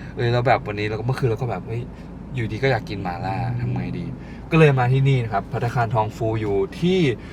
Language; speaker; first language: Thai; native; Thai